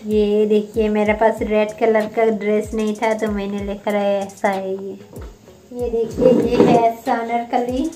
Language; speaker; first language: Hindi; non-native, local second language; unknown